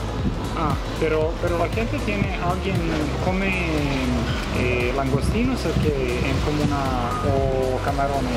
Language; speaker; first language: Spanish; non-native, learner; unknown